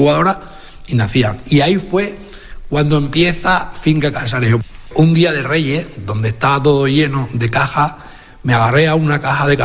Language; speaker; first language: Spanish; native; Spanish